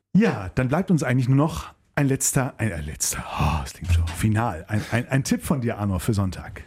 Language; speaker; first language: German; native; German